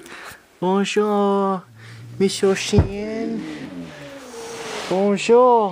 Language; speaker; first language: French; non-native, learner; English